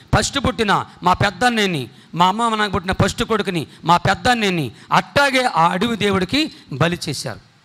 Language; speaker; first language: Telugu; non-native, local second language; Koya